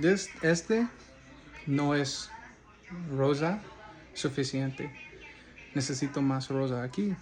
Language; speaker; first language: Spanish; non-native, learner; English